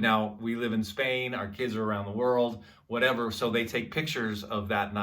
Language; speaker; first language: English; native; English